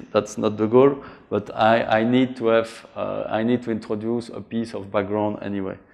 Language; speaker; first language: English; non-native, fluent; French